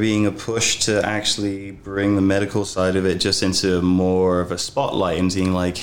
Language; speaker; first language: English; native; English